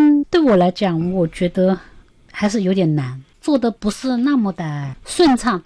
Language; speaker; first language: Chinese; native; Chinese